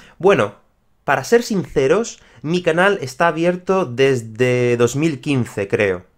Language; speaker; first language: Spanish; native; Spanish